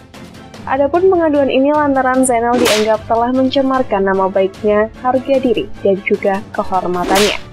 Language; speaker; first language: Indonesian; native; Indonesian